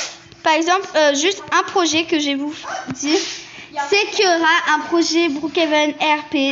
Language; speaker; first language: French; native; French